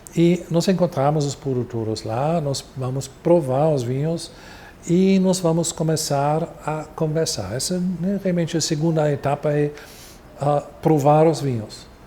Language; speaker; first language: Portuguese; non-native, fluent; German